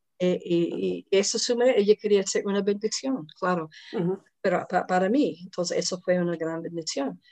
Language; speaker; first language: Spanish; non-native, fluent; English